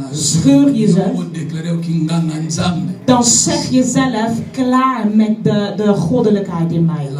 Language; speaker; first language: Dutch; non-native, fluent; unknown